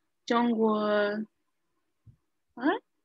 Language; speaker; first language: Chinese; non-native, learner; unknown